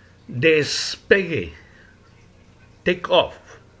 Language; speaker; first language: English; non-native, fluent; Spanish